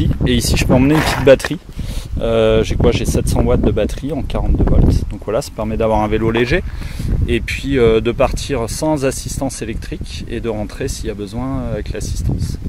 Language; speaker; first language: French; native; French